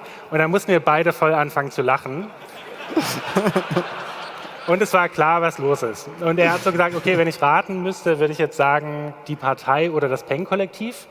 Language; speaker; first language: German; native; German